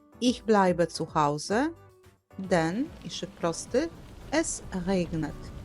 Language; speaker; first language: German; non-native, fluent; Polish